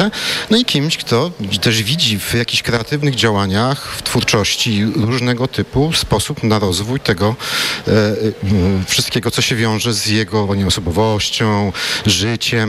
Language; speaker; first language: Polish; native; Polish